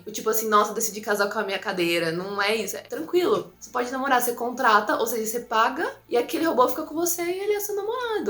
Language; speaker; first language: Portuguese; native; Portuguese